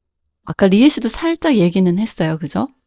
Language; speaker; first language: Korean; native; Korean